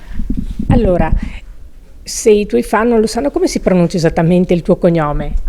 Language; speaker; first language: Italian; native; Italian